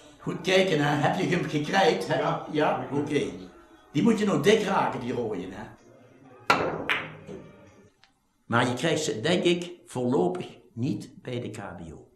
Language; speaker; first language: Dutch; native; Dutch